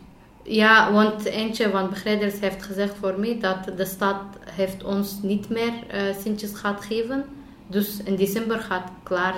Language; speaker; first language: Dutch; non-native, learner; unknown